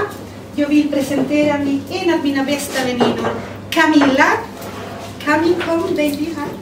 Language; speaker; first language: Swedish; non-native, fluent; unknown